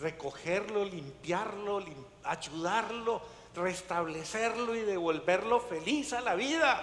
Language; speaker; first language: Spanish; native; Spanish